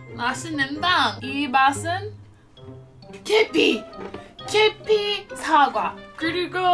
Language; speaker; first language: Korean; non-native, learner; English